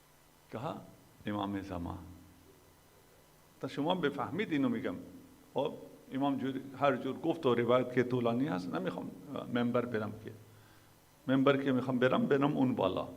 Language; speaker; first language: Persian; non-native, fluent; Urdu